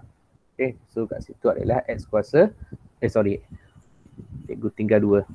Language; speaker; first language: Malay; native; Malay